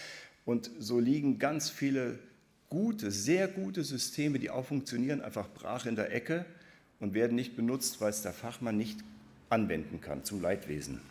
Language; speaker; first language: German; native; German